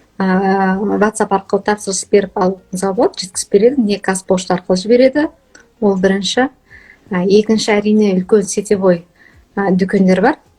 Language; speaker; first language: Kazakh; early bilingual, heritage; Kazakh